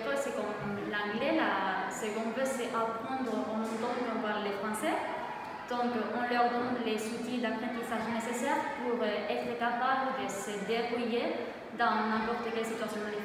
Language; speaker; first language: French; non-native, fluent; Spanish